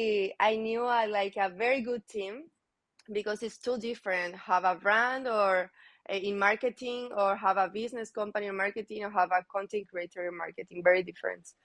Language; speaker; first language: English; non-native, learner; Spanish